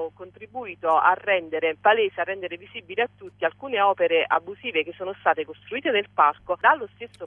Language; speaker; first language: Italian; native; Italian